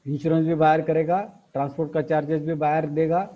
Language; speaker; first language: Hindi; non-native, local second language; Marathi